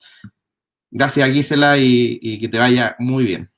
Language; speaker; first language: Spanish; native; Spanish